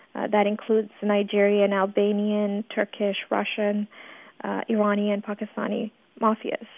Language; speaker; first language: English; early bilingual, other home language; Persian